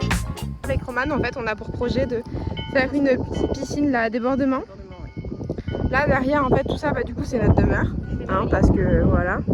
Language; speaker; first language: French; native; French